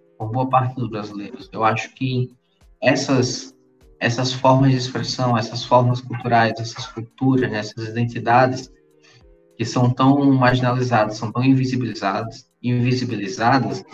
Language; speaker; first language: Portuguese; native; Portuguese